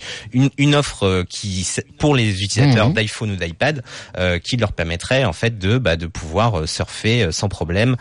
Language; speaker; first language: French; native; French